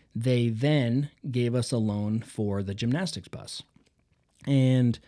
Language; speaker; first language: English; native; English